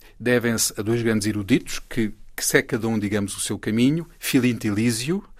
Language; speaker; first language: Portuguese; native; Portuguese